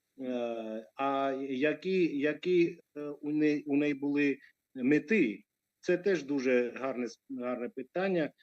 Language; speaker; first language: Ukrainian; non-native, fluent; Georgian